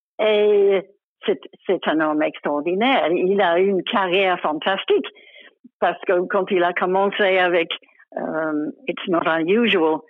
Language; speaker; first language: French; non-native, fluent; English